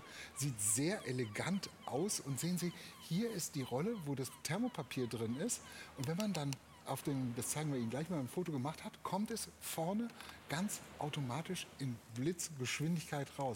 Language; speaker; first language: German; native; German